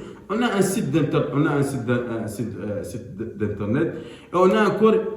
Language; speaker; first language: French; non-native, local second language; Arabic